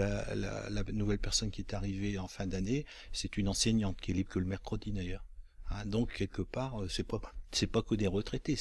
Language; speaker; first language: French; native; French